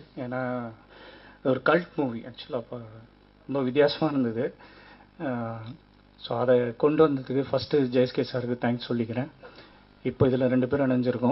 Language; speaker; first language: Tamil; native; Tamil